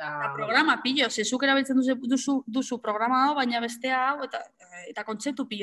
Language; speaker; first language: Basque; non-native, local second language; Spanish